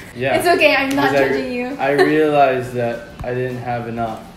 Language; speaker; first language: English; native; English